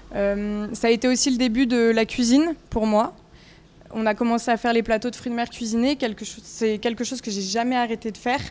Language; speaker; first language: French; native; French